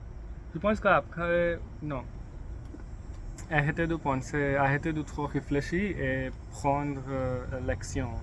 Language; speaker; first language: French; non-native, learner; English